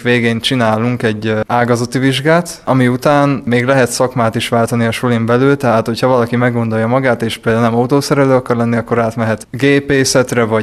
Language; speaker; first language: Hungarian; native; Hungarian